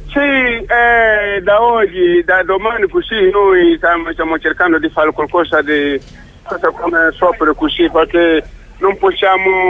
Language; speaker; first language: Italian; non-native, local second language; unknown